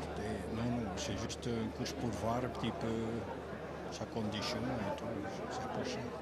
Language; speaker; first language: French; non-native, local second language; Dutch